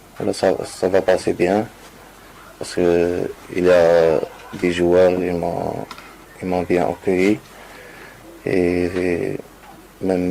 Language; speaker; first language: French; non-native, learner; Arabic